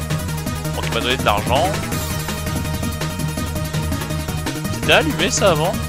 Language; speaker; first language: French; native; French